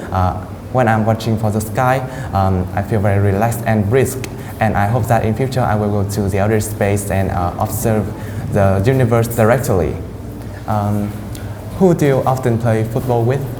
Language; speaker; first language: English; non-native, fluent; Vietnamese